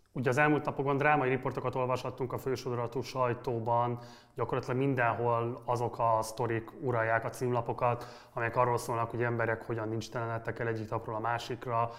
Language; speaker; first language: Hungarian; native; Hungarian